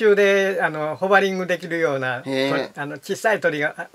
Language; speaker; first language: Japanese; native; Japanese